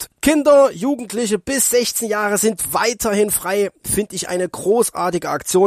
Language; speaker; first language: German; native; German